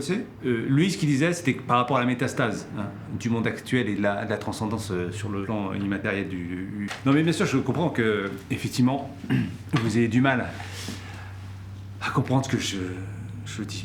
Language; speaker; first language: French; native; French